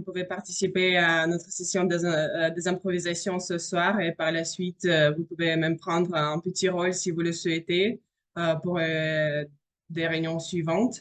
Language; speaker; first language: French; non-native, fluent; Russian